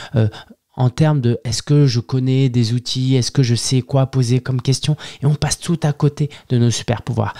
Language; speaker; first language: French; early bilingual, other home language; Chinese